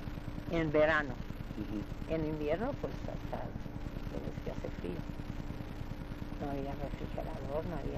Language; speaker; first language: Spanish; early bilingual, other home language; Russian